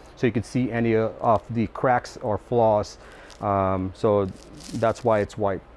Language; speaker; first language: English; non-native, local second language; Filipino